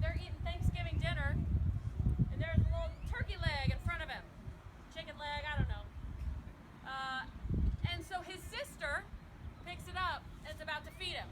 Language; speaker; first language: English; native; English